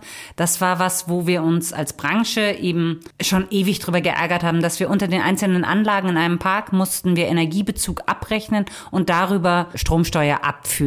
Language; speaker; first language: German; native; German